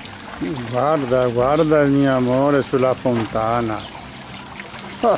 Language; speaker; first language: Italian; native; Italian